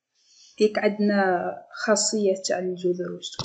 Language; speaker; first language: Arabic; native; Arabic